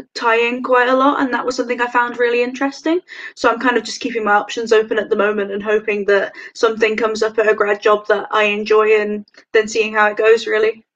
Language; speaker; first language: English; native; English